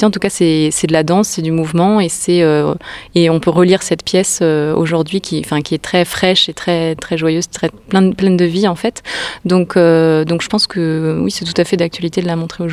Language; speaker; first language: French; native; French